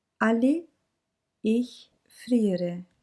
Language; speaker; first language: German; non-native, learner; Turkish